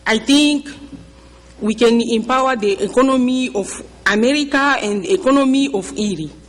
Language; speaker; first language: English; non-native, learner; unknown